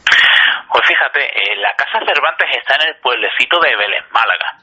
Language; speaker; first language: Spanish; native; Spanish